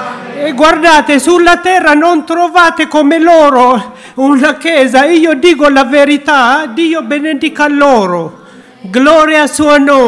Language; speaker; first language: Italian; non-native, learner; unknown